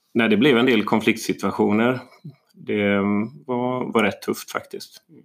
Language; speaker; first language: Swedish; native; Swedish